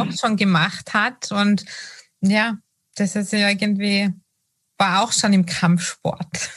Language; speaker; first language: German; native; German